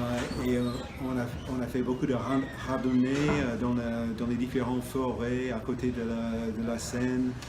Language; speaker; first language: French; non-native, fluent; English